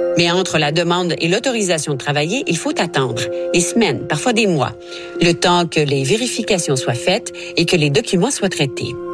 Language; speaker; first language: French; native; French